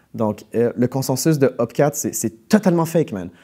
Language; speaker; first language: French; native; French